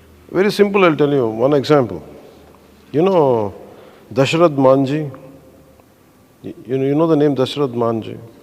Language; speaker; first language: English; non-native, local second language; Telugu